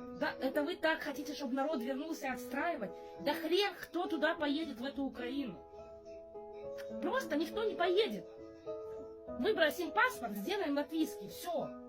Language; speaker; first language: Ukrainian; non-native, learner; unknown